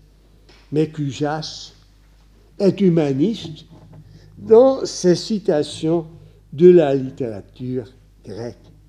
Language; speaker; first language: French; non-native, fluent; Dutch